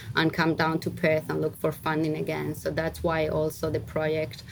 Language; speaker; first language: English; non-native, fluent; Spanish